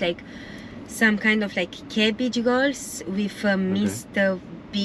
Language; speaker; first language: English; non-native, fluent; Romanian